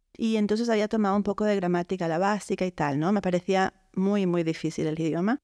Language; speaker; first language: Spanish; native; Spanish